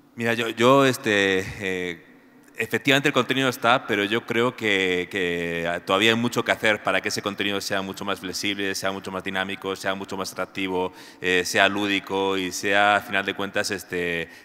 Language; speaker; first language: Spanish; native; Spanish